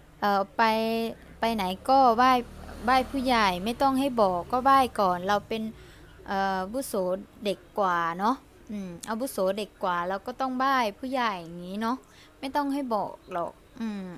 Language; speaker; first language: Thai; early bilingual, other home language; Lao